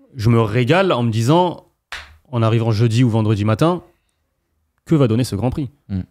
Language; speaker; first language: French; native; French